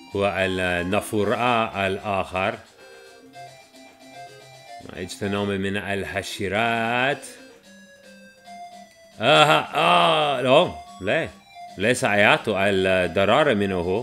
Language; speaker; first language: Arabic; non-native, learner; English